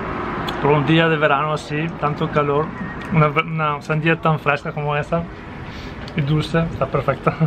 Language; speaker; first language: Spanish; non-native, fluent; Italian